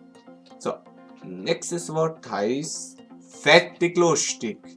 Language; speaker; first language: German; non-native, local second language; Swiss German